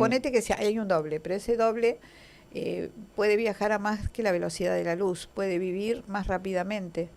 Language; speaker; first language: Spanish; native; Spanish